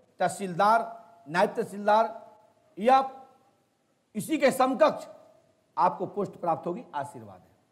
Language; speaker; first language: Hindi; native; Hindi